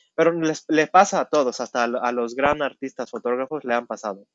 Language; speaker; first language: Spanish; early bilingual, heritage; Spanish